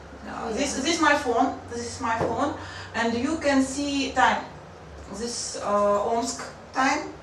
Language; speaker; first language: English; non-native, learner; Russian